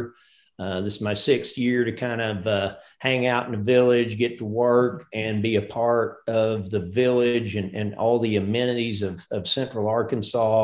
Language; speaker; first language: English; native; English